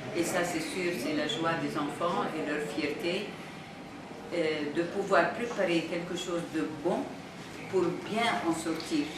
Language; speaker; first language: French; non-native, local second language; Arabic